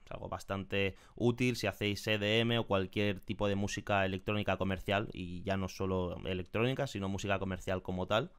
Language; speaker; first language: Spanish; native; Spanish